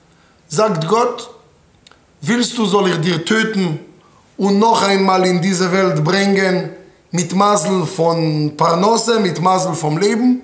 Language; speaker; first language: German; non-native, fluent; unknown